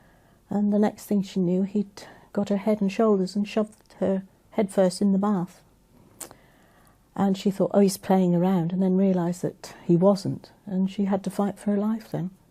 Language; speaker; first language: English; native; English